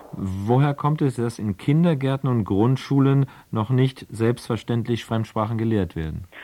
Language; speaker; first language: German; native; German